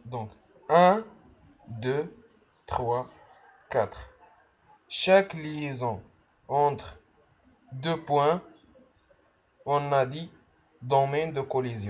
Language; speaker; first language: French; non-native, local second language; Arabic